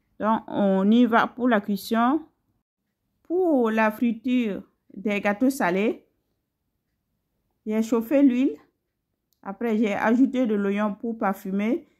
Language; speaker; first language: French; non-native, local second language; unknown